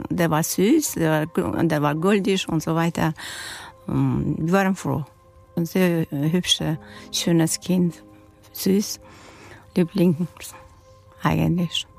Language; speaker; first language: German; non-native, learner; Persian